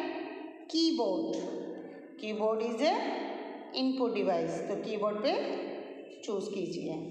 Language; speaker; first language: Hindi; native; Hindi